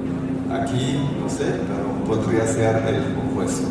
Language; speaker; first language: Spanish; non-native, fluent; German